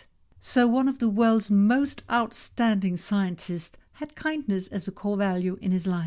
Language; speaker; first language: English; non-native, fluent; Danish